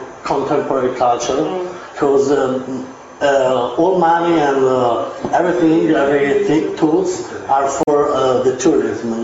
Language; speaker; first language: English; non-native, learner; Italian